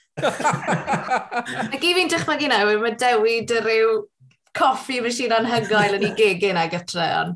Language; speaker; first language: Welsh; native; Welsh